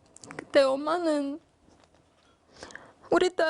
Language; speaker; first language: Korean; non-native, learner; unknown